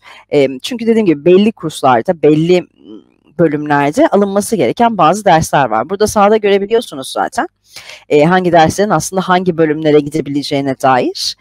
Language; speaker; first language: Turkish; native; Turkish